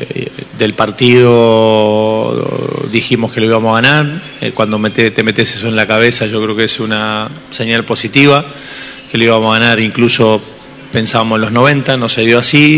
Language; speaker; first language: Spanish; native; Spanish